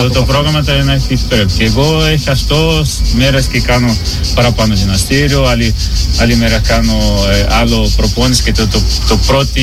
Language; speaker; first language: Greek; non-native, learner; Portuguese